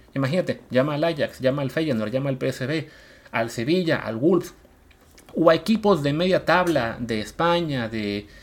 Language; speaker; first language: Spanish; native; Spanish